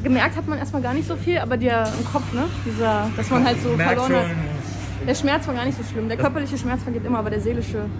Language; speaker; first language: German; native; German